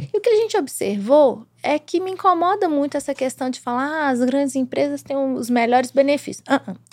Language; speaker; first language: Portuguese; native; Portuguese